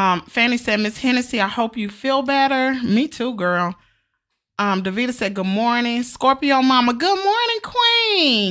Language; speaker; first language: English; native; English